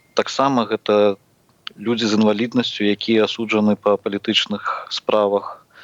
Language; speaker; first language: Belarusian; native; Belarusian